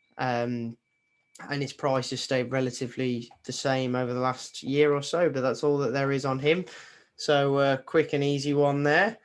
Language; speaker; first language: English; native; English